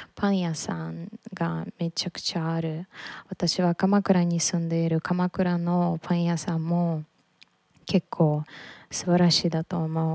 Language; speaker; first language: Japanese; non-native, learner; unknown